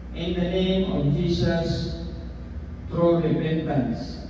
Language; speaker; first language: English; non-native, local second language; Filipino